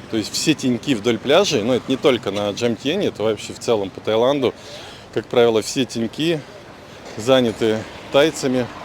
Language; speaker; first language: Russian; native; Russian